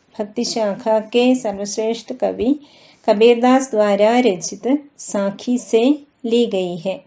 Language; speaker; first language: Hindi; non-native, local second language; Malayalam